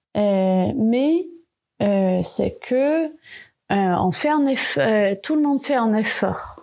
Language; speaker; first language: French; non-native, fluent; Swedish